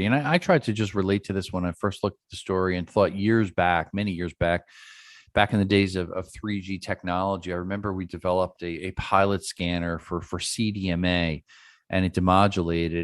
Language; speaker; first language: English; native; English